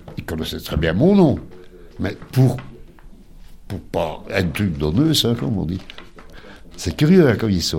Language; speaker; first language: French; native; French